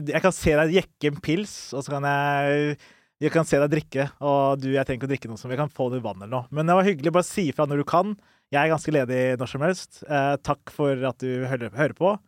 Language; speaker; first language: Norwegian; early bilingual, other home language; Somali